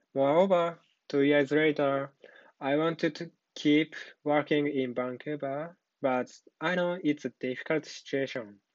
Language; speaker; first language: English; non-native, learner; Japanese